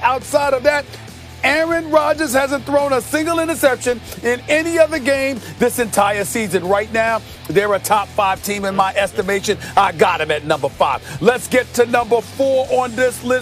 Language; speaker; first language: English; native; English